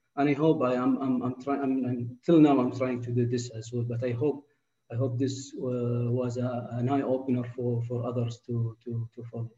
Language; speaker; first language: English; non-native, fluent; Arabic